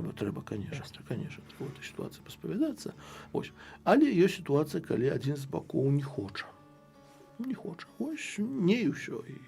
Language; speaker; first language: Belarusian; non-native, local second language; Russian